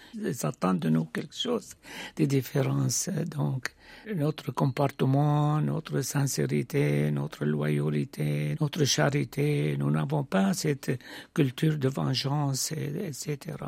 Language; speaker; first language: French; non-native, fluent; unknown